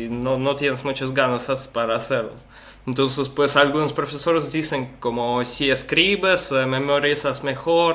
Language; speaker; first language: Spanish; non-native, learner; Russian